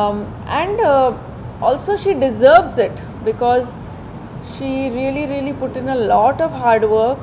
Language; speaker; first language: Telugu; non-native, fluent; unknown